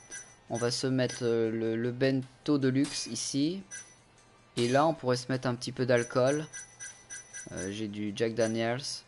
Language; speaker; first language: French; native; French